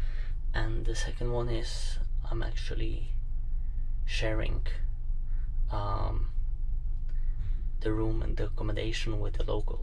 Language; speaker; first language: English; non-native, fluent; French